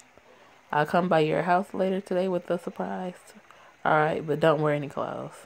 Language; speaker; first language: English; native; English